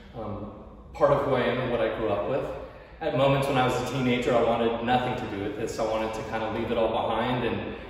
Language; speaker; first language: English; native; English